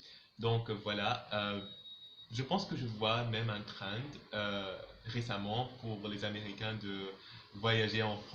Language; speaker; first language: French; non-native, local second language; Arabic